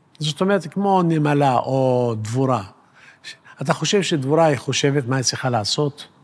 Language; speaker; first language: Hebrew; native; Hebrew